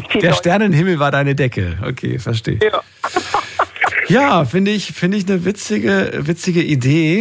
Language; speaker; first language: German; native; German